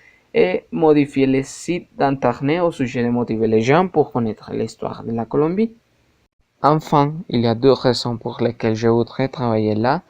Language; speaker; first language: French; non-native, learner; Spanish